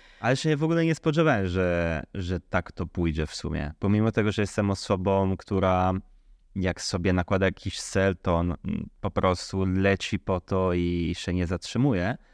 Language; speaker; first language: Polish; early bilingual, heritage; Polish